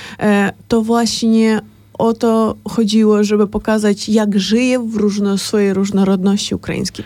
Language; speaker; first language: Polish; non-native, fluent; Ukrainian